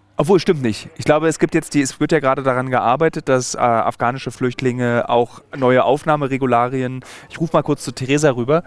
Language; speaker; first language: German; native; German